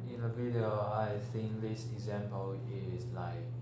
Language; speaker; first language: English; non-native, learner; Chinese